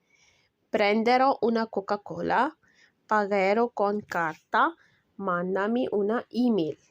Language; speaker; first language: Italian; non-native, learner; Urdu